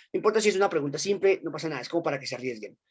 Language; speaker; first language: Spanish; native; Spanish